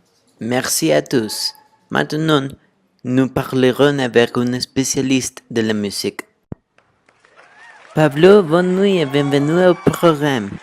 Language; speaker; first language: French; non-native, learner; Spanish